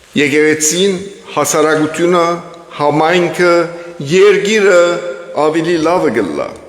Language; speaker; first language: Armenian; native; Armenian